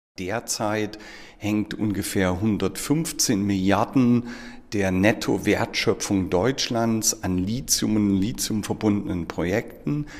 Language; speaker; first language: German; native; German